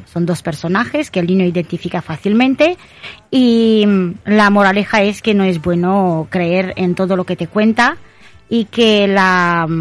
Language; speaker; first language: Spanish; non-native, fluent; Romanian